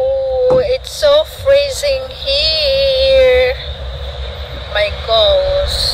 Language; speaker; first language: English; non-native, local second language; Filipino